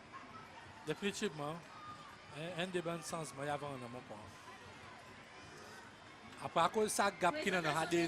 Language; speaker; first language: French; non-native, learner; Seselwa Creole French